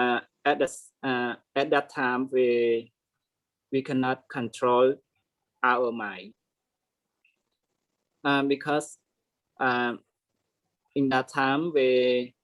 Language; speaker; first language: English; non-native, learner; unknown